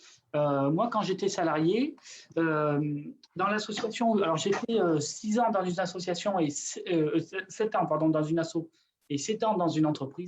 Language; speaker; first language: French; native; French